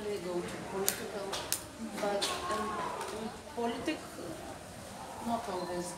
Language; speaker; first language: English; non-native, learner; Lithuanian